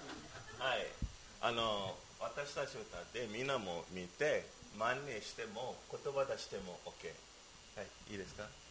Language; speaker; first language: Japanese; non-native, learner; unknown